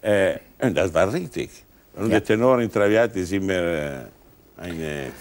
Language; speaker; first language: German; non-native, learner; Italian